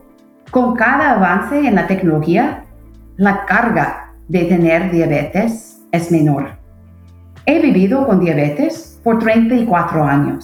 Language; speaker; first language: Spanish; non-native, fluent; English